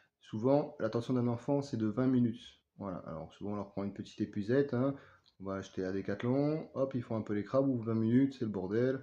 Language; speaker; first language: French; native; French